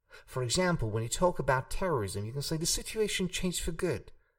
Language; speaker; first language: English; non-native, fluent; Hungarian